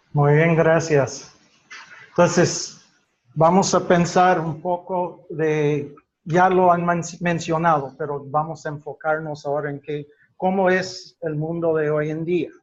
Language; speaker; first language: Spanish; non-native, fluent; English